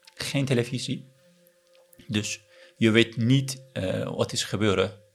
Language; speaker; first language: Dutch; non-native, learner; Turkish